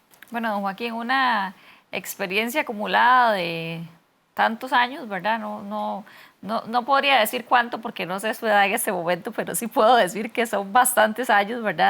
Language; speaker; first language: Spanish; native; Spanish